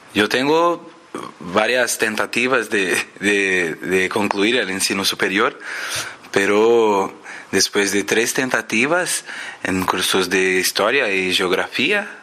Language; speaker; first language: Spanish; non-native, learner; Portuguese